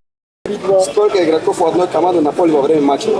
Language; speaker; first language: Russian; non-native, local second language; Tajik